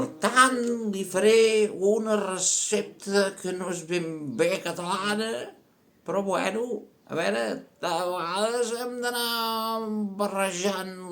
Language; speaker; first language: Catalan; non-native, local second language; Spanish